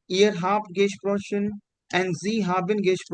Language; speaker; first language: German; non-native, fluent; Hindi